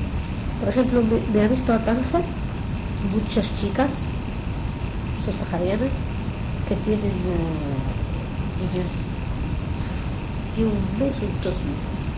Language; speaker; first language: Spanish; non-native, fluent; Arabic